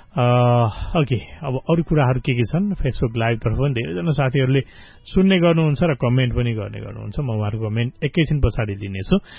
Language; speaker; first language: Nepali; native; Nepali